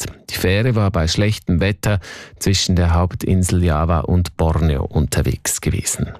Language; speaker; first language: German; native; German